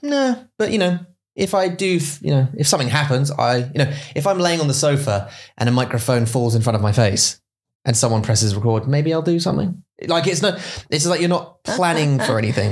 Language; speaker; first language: English; native; English